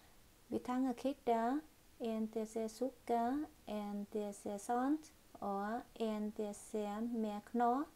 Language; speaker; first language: Norwegian; non-native, learner; Vietnamese